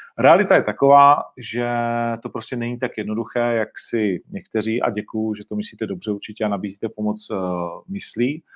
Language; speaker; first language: Czech; native; Czech